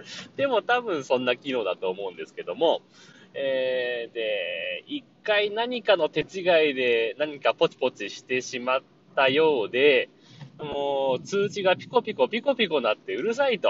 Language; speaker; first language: Japanese; native; Japanese